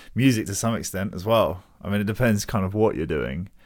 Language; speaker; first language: English; native; English